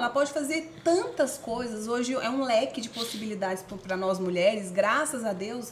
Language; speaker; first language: Portuguese; native; Portuguese